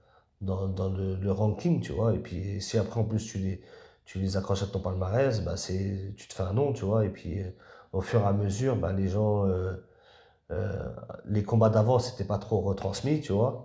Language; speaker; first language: French; native; French